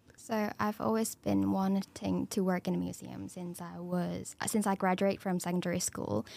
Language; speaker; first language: English; non-native, local second language; Cantonese